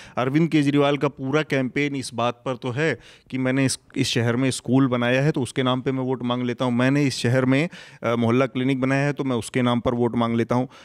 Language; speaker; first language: Hindi; native; Hindi